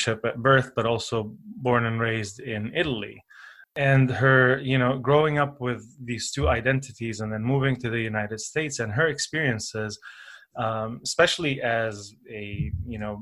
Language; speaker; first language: English; non-native, fluent; Arabic